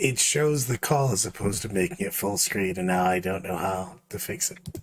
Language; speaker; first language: English; native; English